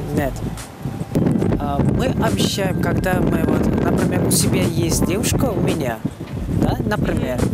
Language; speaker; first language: Russian; non-native, learner; Turkmen